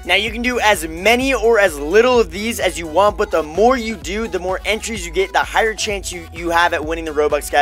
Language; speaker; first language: English; native; English